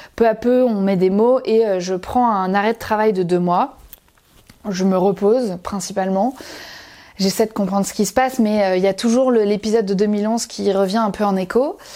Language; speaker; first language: French; native; French